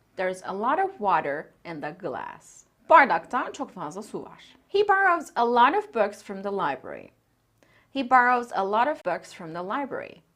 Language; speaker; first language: English; non-native, fluent; Turkish